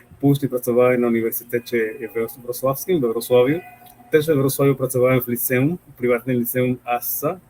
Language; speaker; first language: Polish; non-native, fluent; Spanish